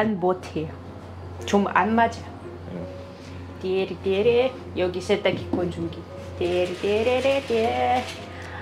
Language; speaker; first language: Korean; non-native, learner; Russian